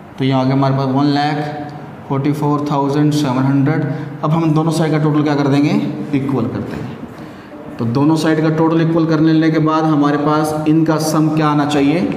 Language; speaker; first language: Hindi; native; Hindi